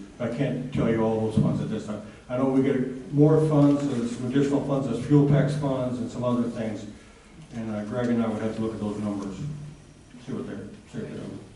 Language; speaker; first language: English; native; English